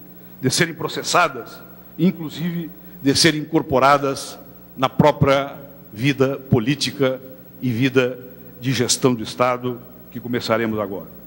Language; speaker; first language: Portuguese; native; Portuguese